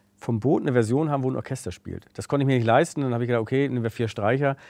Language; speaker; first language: German; native; German